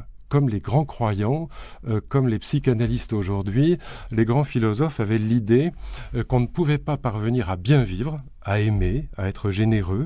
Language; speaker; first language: French; native; French